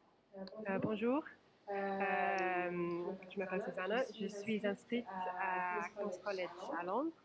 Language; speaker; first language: French; non-native, fluent; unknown